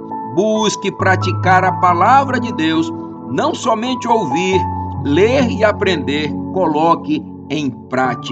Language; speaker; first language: Portuguese; native; Portuguese